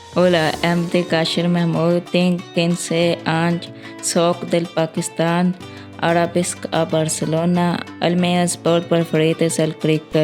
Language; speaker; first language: Catalan; non-native, learner; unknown